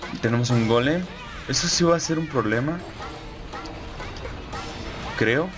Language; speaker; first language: Spanish; native; Spanish